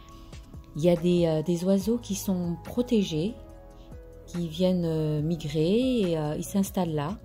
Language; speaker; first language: French; non-native, local second language; Arabic